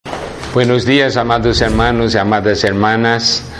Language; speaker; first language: Spanish; non-native, fluent; Portuguese